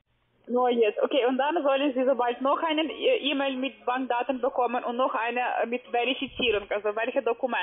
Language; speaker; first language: German; non-native, fluent; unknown